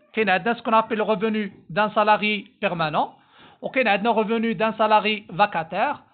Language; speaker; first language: French; non-native, local second language; Arabic